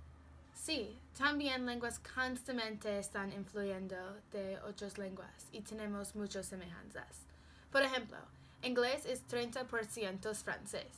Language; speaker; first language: Spanish; non-native, learner; English